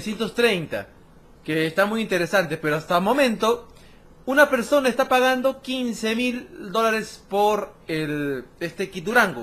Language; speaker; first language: Spanish; native; Spanish